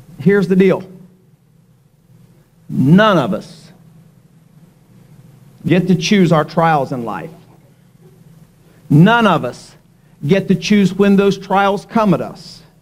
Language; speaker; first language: English; native; English